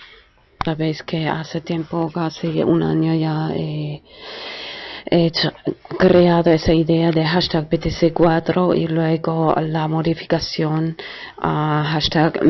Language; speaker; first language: Spanish; non-native, fluent; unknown